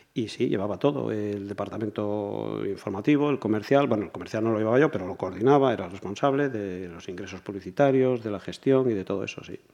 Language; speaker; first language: Spanish; native; Spanish